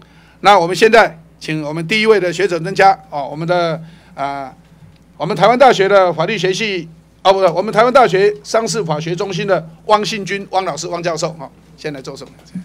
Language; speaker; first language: Chinese; native; Chinese